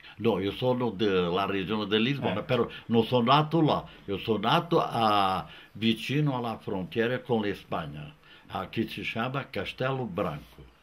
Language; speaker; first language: Italian; non-native, fluent; Portuguese